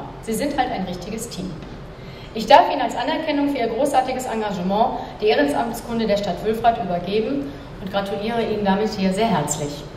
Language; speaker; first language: German; native; German